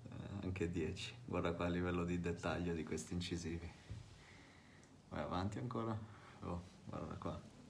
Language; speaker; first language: Italian; native; Italian